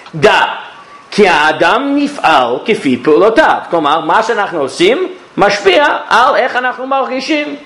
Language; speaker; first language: Hebrew; non-native, fluent; English